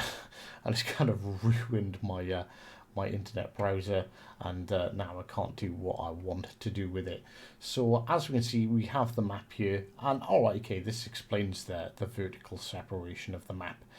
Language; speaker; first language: English; native; English